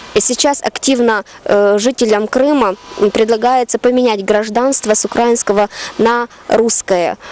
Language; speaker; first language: Russian; non-native, local second language; Ukrainian